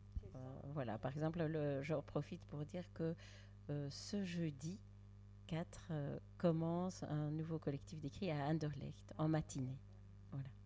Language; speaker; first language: French; native; French